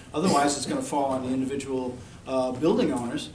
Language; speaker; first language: English; native; English